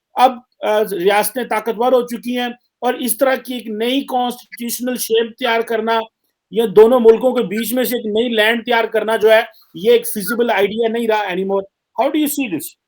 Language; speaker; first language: Urdu; non-native, local second language; Punjabi